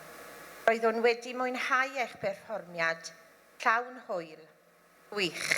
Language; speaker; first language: Welsh; native; Welsh